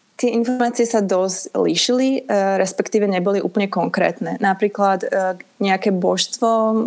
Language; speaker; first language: Slovak; native; Slovak